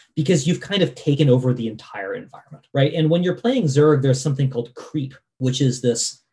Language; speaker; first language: English; native; English